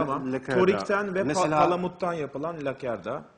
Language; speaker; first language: Turkish; native; Turkish